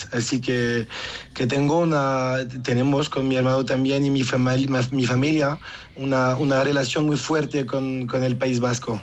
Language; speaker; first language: Spanish; non-native, learner; French